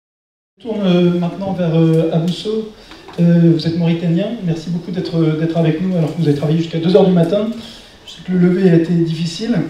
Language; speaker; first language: French; native; French